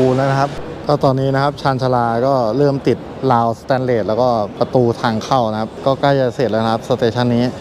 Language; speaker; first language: Thai; native; Thai